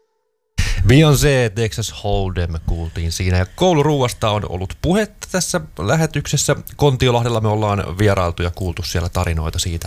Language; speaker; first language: Finnish; native; Finnish